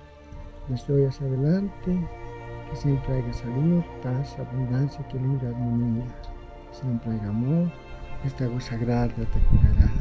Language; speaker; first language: Spanish; native; Spanish